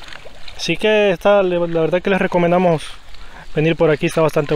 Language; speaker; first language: Spanish; native; Spanish